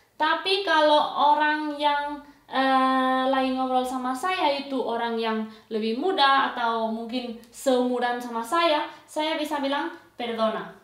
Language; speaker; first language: Indonesian; non-native, fluent; Spanish